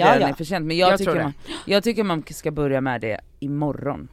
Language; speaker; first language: Swedish; native; Swedish